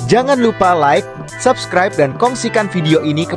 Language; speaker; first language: Malay; native; Malay